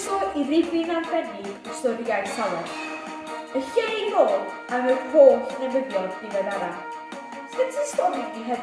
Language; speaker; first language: Welsh; native; Welsh